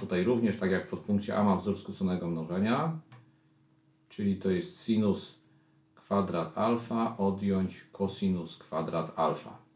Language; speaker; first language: Polish; native; Polish